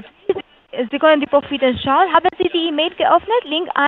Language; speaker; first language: German; non-native, learner; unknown